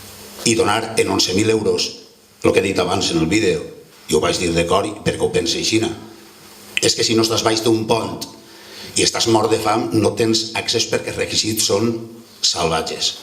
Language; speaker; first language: Catalan; native; Catalan